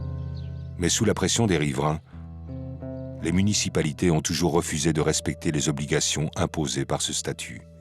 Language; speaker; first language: French; native; French